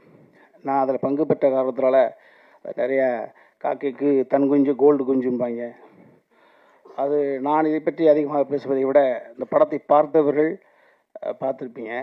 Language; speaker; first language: Tamil; native; Tamil